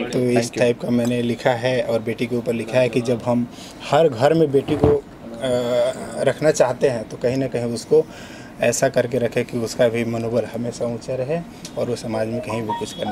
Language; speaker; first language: Hindi; native; Hindi